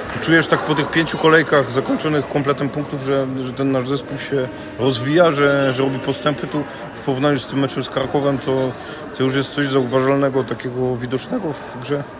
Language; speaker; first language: Polish; native; Polish